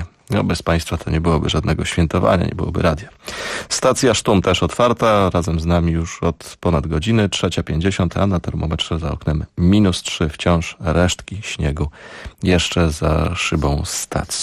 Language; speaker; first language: Polish; native; Polish